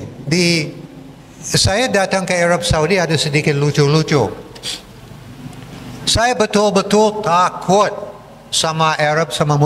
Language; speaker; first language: Indonesian; non-native, fluent; English